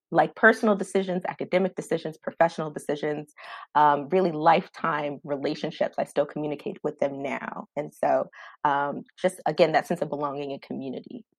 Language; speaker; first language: English; native; English